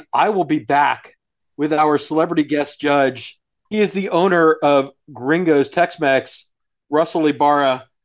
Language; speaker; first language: English; native; English